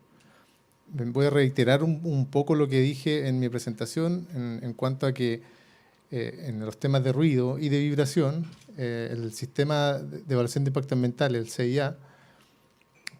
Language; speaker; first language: Spanish; native; Spanish